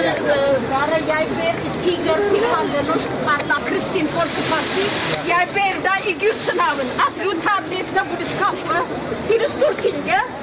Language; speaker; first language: Norwegian; non-native, learner; Amharic